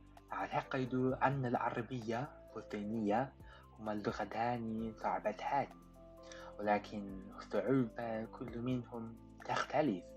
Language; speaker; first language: Arabic; non-native, fluent; Chinese